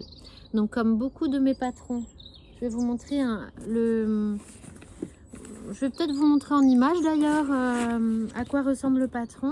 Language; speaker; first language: French; native; French